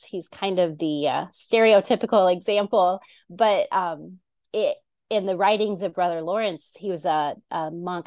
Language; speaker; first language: English; native; English